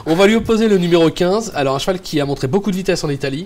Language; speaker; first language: French; native; French